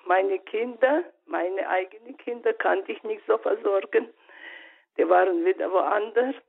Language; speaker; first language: German; non-native, learner; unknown